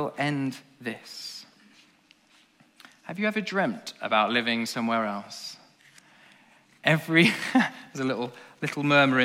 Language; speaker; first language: English; native; English